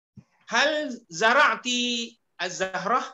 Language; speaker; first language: Arabic; non-native, fluent; Malay